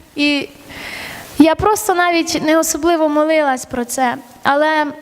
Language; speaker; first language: Ukrainian; early bilingual, other home language; Armenian